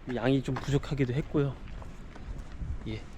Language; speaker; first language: Korean; native; Korean